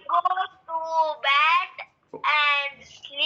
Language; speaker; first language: English; non-native, learner; Hindi